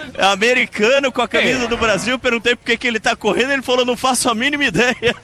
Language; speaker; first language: Portuguese; native; Portuguese